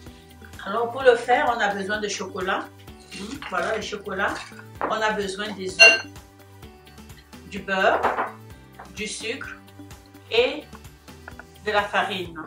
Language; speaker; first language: French; native; French